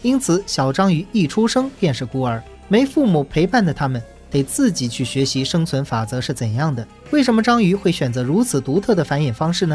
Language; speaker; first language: Chinese; native; Chinese